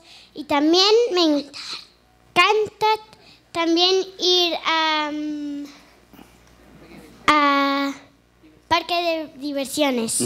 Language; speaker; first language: Spanish; early bilingual, heritage; Spanish